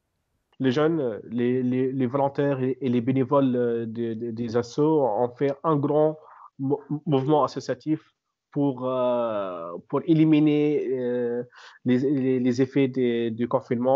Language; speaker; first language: French; non-native, local second language; Arabic